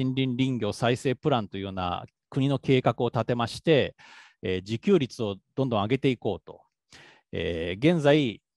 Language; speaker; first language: Japanese; native; Japanese